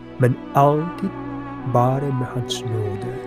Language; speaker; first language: Norwegian; non-native, fluent; Polish